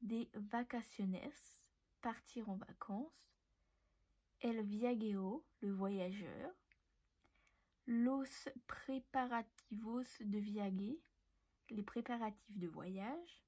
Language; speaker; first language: French; native; French